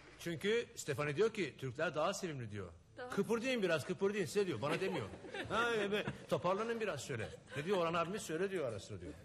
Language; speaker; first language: Turkish; native; Turkish